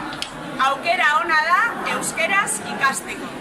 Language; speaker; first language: Basque; non-native, local second language; Spanish